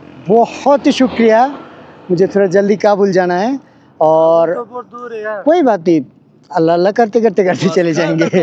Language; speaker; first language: Hindi; non-native, learner; Bangla